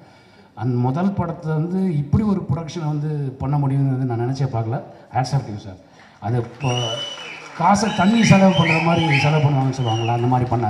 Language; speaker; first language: Tamil; native; Tamil